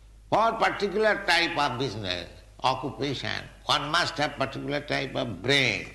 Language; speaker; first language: English; non-native, local second language; Bangla